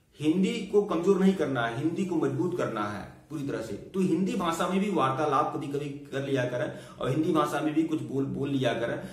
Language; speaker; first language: Hindi; native; Hindi